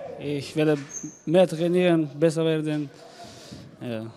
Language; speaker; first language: German; non-native, learner; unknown